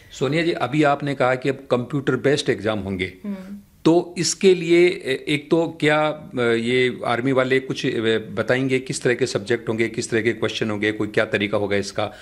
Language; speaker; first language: Hindi; native; Hindi